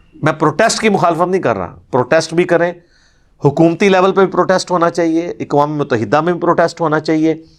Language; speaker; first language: Urdu; non-native, local second language; Punjabi